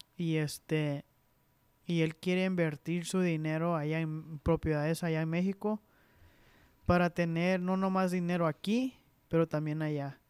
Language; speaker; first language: Spanish; early bilingual, heritage; Spanish